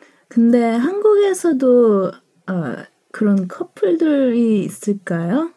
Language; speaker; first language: Korean; early bilingual, heritage; Korean